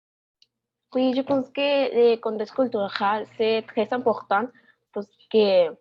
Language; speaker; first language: French; non-native, learner; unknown